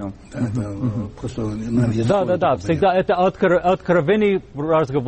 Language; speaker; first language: Russian; non-native, learner; English